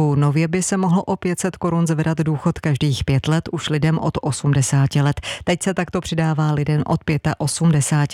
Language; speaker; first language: Czech; native; Czech